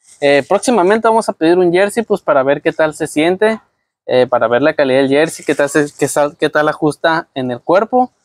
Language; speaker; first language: Spanish; native; Spanish